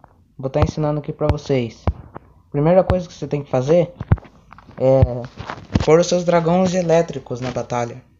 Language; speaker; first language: Portuguese; native; Portuguese